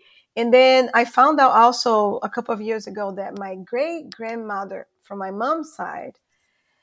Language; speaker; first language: English; non-native, fluent; Portuguese